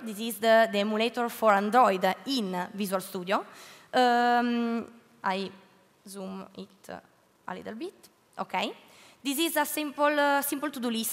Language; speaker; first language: English; non-native, learner; Italian